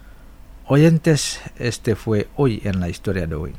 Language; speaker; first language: Spanish; non-native, fluent; Indonesian